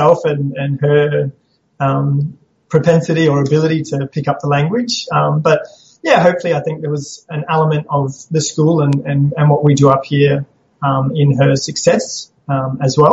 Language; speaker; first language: English; native; English